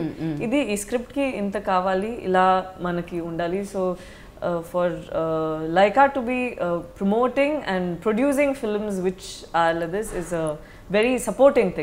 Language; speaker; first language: Telugu; non-native, learner; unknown